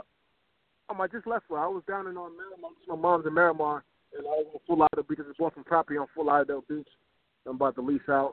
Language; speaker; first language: English; native; English